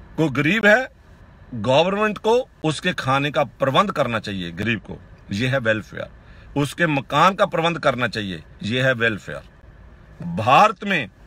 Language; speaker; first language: Hindi; non-native, local second language; Punjabi